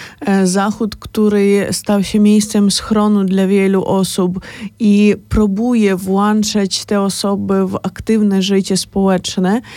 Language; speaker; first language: Polish; non-native, fluent; Ukrainian